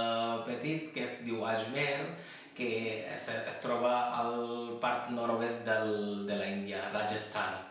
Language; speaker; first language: Catalan; non-native, fluent; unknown